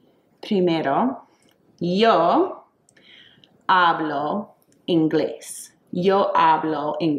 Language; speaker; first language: Spanish; non-native, fluent; English